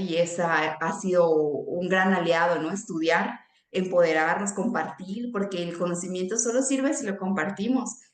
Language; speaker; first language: Spanish; native; Spanish